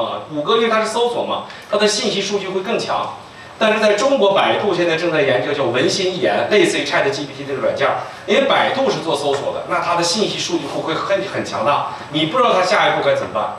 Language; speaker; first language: Chinese; native; Chinese